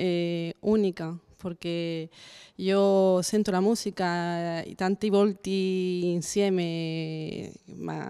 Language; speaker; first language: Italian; non-native, learner; Spanish